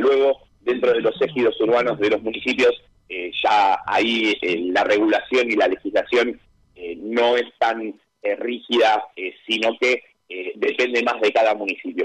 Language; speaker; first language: Spanish; native; Spanish